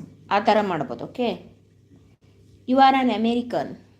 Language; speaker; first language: English; non-native, local second language; Kannada